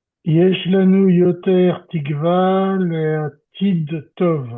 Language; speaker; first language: Hebrew; non-native, learner; French